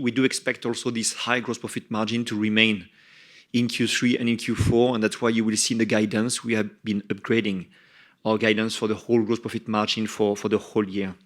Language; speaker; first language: English; non-native, fluent; French